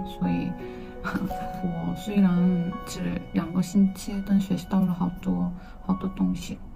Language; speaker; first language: Chinese; non-native, fluent; Korean